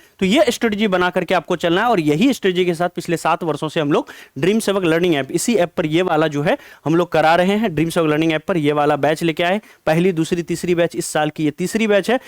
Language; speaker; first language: Hindi; native; Hindi